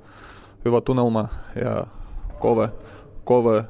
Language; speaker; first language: Finnish; non-native, learner; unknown